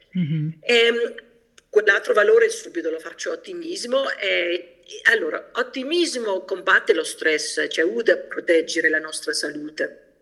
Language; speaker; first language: Italian; early bilingual, heritage; Italian